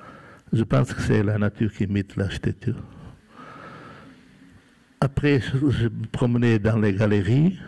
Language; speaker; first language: French; non-native, fluent; Portuguese